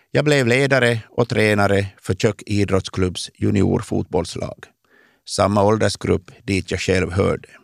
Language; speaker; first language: Swedish; native; Swedish